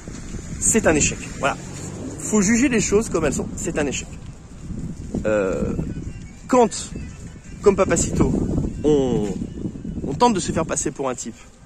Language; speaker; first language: French; native; French